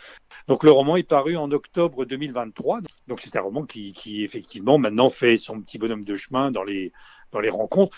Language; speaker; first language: French; native; French